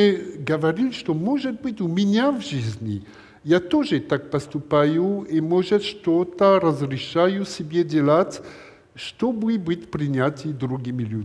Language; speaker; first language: Russian; non-native, learner; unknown